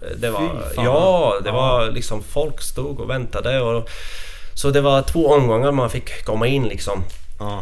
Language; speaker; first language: Swedish; non-native, fluent; Latvian